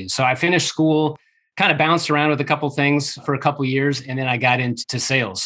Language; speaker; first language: English; native; English